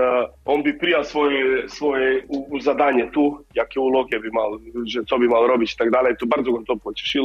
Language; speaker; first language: Polish; non-native, learner; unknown